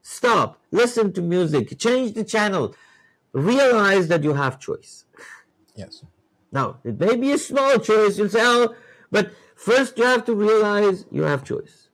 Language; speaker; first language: English; non-native, fluent; Persian